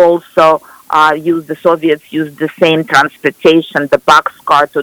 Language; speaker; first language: English; non-native, fluent; Russian